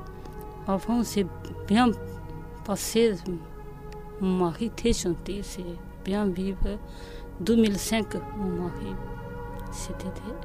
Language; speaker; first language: French; non-native, learner; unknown